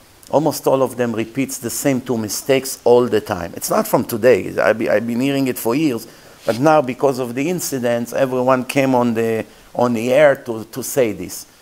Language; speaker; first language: English; non-native, fluent; Hebrew